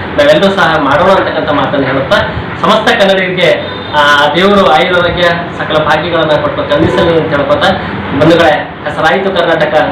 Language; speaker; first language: Kannada; native; Kannada